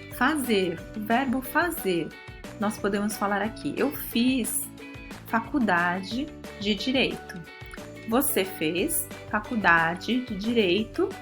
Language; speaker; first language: Portuguese; early bilingual, other home language; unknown